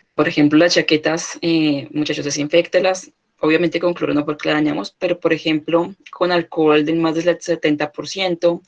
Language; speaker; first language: Spanish; native; Spanish